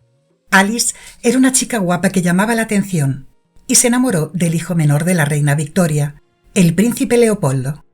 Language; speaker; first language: Spanish; native; Spanish